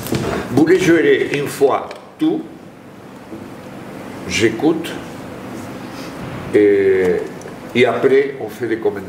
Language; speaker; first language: French; non-native, fluent; Spanish